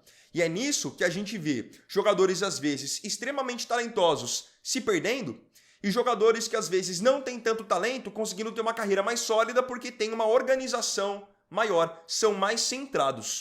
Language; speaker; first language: Portuguese; native; Portuguese